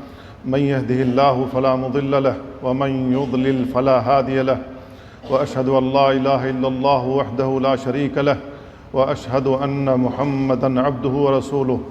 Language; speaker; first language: Arabic; non-native, fluent; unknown